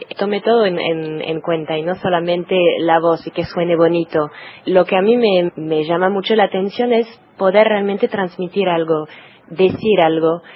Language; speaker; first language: Spanish; non-native, fluent; French